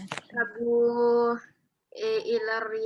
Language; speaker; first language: Arabic; non-native, learner; Indonesian